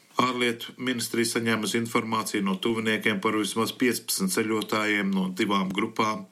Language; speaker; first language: Latvian; early bilingual, heritage; Latvian